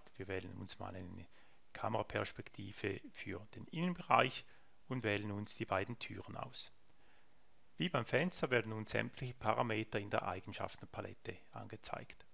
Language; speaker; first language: German; native; German